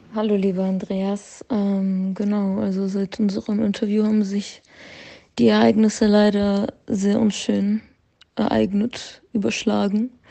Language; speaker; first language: German; early bilingual, other home language; Ukrainian